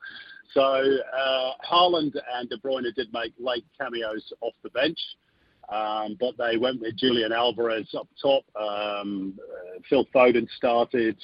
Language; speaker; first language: English; native; English